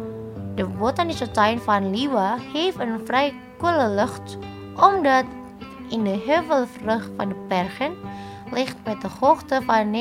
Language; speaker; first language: Dutch; non-native, fluent; Indonesian